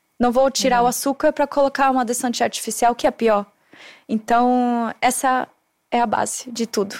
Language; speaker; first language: Portuguese; non-native, fluent; German